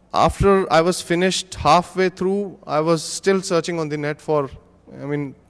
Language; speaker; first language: English; non-native, local second language; Hindi